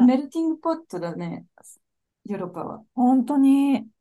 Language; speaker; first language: Japanese; non-native, fluent; French